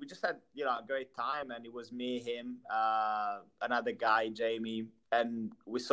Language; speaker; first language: English; non-native, fluent; Italian